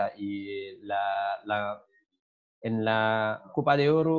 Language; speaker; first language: Spanish; non-native, learner; French